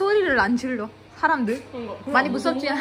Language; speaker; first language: Korean; non-native, fluent; Hindi